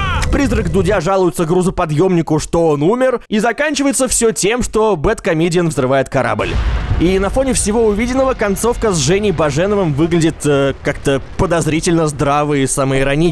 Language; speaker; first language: Russian; native; Russian